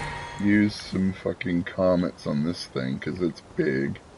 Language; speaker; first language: English; native; English